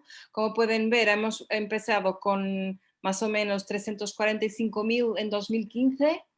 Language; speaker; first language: Spanish; non-native, fluent; Portuguese